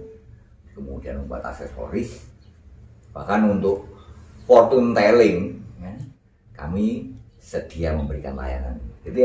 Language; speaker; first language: Indonesian; non-native, local second language; Javanese